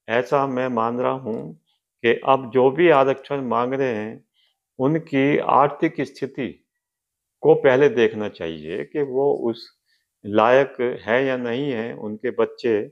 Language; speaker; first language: Hindi; native; Hindi